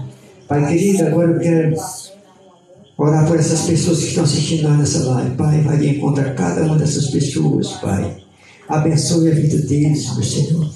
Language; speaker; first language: Portuguese; native; Portuguese